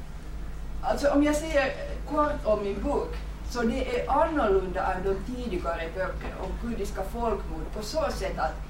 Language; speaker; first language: Swedish; non-native, fluent; Finnish